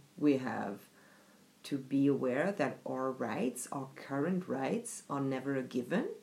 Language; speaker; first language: English; non-native, fluent; French